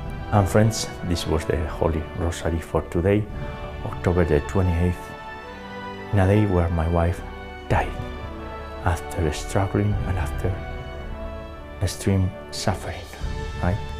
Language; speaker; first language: English; non-native, fluent; Spanish